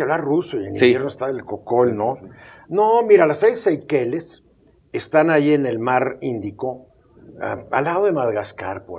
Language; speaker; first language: Spanish; native; Spanish